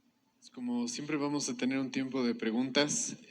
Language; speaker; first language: Spanish; native; Spanish